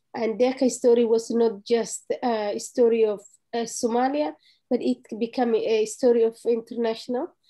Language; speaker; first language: English; non-native, fluent; Somali